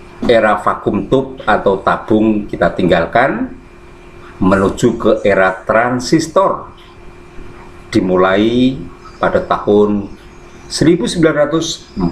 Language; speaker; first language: Indonesian; native; Indonesian